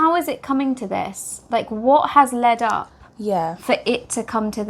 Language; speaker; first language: English; native; English